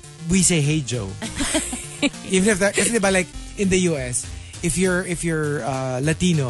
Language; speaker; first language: English; non-native, local second language; Filipino